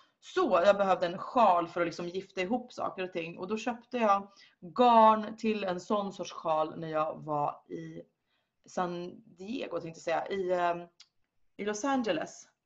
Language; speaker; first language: Swedish; native; Swedish